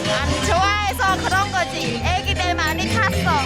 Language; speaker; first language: Korean; non-native, fluent; Khmer